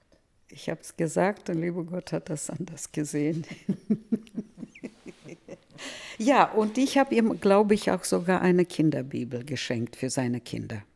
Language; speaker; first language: German; early bilingual, heritage; Russian